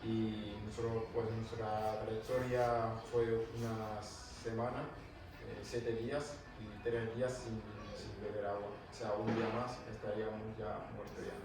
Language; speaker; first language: Spanish; non-native, fluent; Wolof